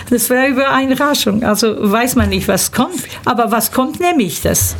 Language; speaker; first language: German; early bilingual, other home language; Turkish